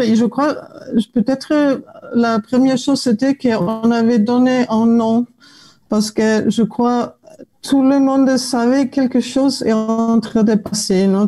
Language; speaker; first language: French; non-native, fluent; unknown